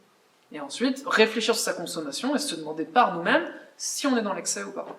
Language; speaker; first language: French; native; French